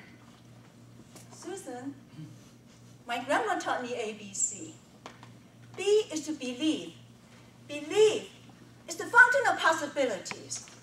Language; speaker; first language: English; non-native, fluent; Chinese